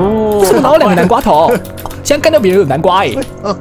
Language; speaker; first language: Chinese; native; Chinese